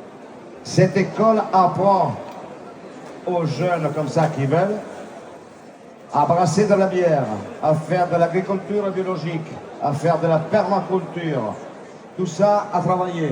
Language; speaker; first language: French; native; French